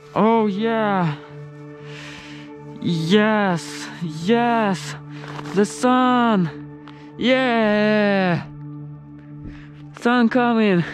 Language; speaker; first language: English; non-native, learner; Russian